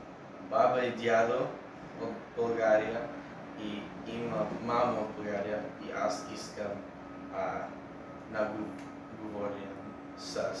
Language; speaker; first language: Bulgarian; early bilingual, heritage; English